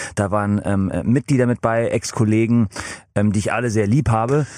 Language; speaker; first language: German; non-native, fluent; English